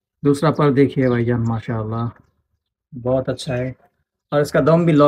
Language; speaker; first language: Hindi; non-native, fluent; Bangla